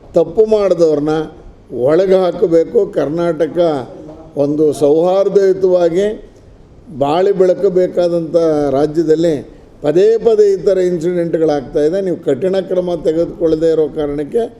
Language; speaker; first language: Kannada; native; Kannada